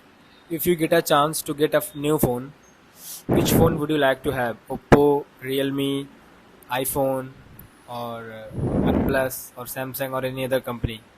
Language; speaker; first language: English; non-native, fluent; Hindi